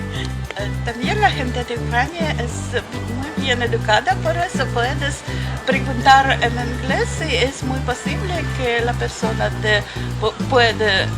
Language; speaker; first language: Spanish; non-native, fluent; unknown